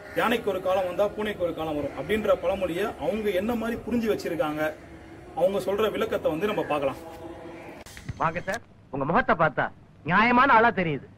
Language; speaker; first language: Tamil; native; Tamil